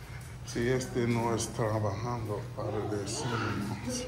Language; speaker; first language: Spanish; non-native, learner; English